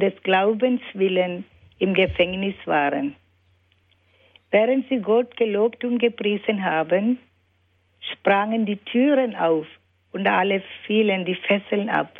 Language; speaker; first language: German; non-native, fluent; Malayalam